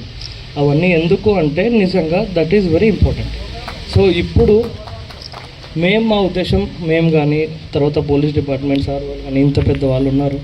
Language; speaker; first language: Telugu; native; Telugu